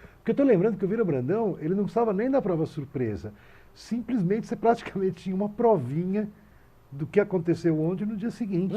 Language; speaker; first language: Portuguese; native; Portuguese